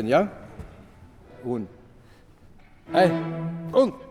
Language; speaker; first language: German; non-native, fluent; Latvian